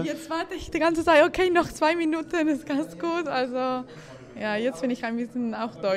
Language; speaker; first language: German; non-native, fluent; Spanish